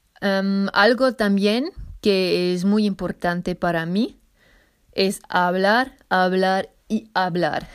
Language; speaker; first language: Spanish; non-native, fluent; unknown